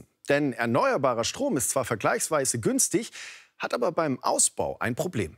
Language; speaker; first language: German; native; German